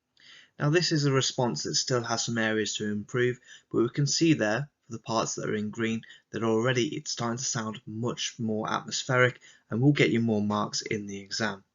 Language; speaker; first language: English; native; English